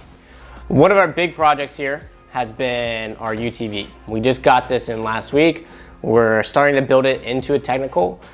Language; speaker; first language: English; native; English